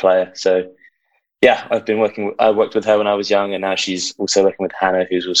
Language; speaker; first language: English; native; English